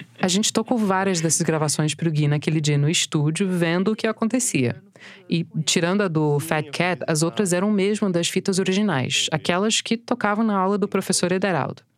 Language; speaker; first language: Portuguese; non-native, fluent; English